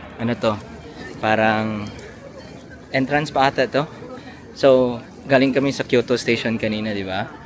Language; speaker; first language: Filipino; native; Filipino